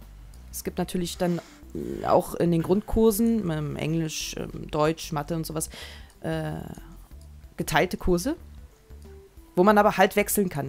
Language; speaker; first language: German; native; German